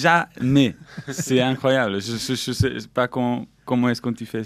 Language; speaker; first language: French; non-native, local second language; German